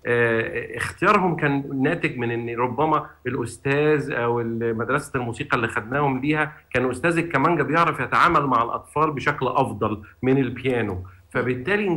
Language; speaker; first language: Arabic; native; Arabic